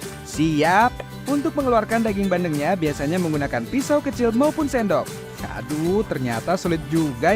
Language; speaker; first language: Indonesian; native; Indonesian